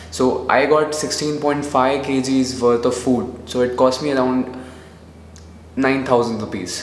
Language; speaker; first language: English; non-native, local second language; Hindi